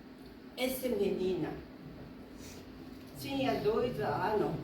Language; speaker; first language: Portuguese; non-native, learner; Japanese